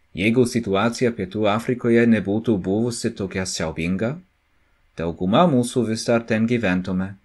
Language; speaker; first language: Lithuanian; non-native, learner; English